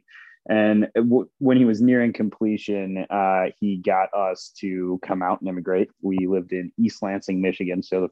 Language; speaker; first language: English; early bilingual, other home language; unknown